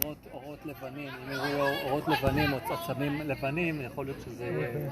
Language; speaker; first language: Hebrew; native; Hebrew